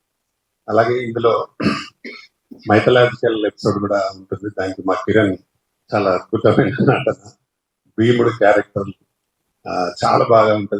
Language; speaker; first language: Telugu; native; Telugu